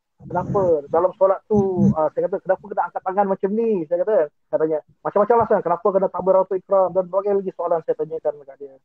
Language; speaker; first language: Malay; non-native, local second language; Iban